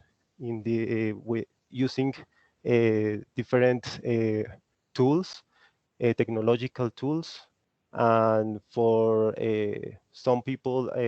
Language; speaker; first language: English; non-native, learner; Spanish